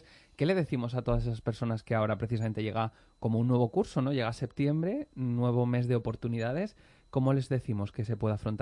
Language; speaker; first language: Spanish; native; Spanish